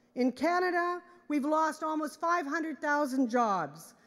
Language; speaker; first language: English; native; English